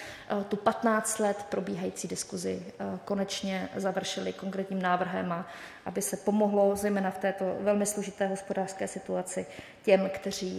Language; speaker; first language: Czech; native; Czech